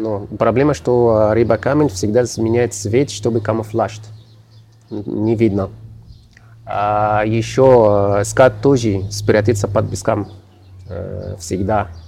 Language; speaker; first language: Russian; non-native, learner; Arabic